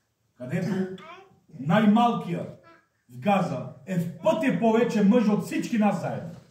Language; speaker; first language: Bulgarian; non-native, fluent; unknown